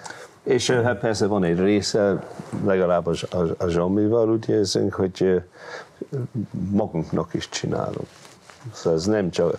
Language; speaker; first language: Hungarian; non-native, fluent; English